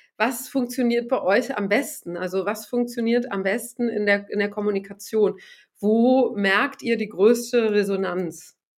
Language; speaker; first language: German; native; German